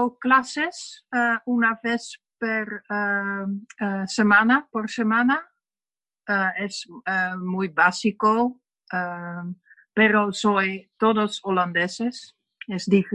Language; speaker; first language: Spanish; non-native, learner; Dutch